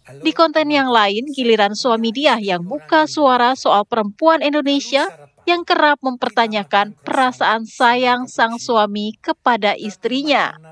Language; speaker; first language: Indonesian; native; Indonesian